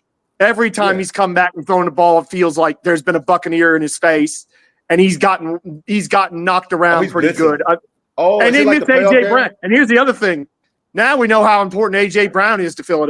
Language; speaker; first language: English; native; English